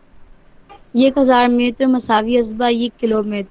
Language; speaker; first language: Persian; non-native, learner; Urdu